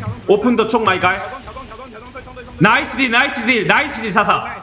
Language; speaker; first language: English; non-native, learner; Korean